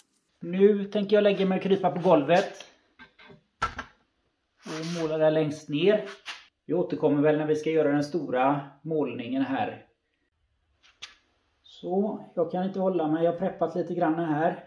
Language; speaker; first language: Swedish; native; Swedish